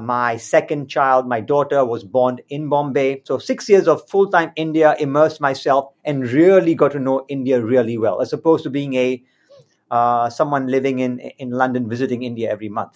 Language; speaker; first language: English; native; English